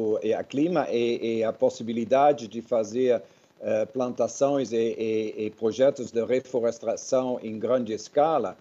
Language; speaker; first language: Portuguese; non-native, fluent; Dutch